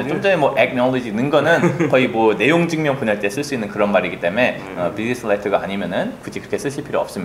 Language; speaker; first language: Korean; native; Korean